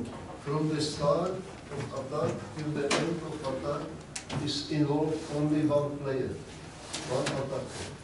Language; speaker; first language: English; non-native, learner; Czech